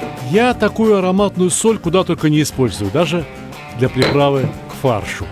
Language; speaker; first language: Russian; native; Russian